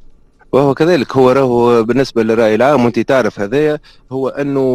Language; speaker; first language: Arabic; native; Arabic